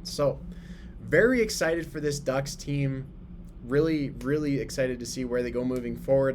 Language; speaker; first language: English; native; English